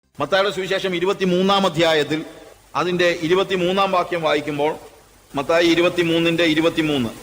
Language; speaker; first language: Malayalam; native; Malayalam